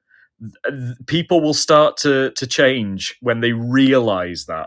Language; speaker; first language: English; native; English